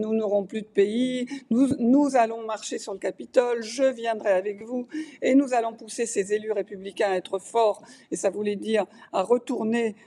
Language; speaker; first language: French; native; French